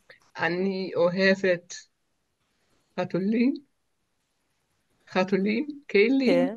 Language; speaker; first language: Hebrew; non-native, learner; Dutch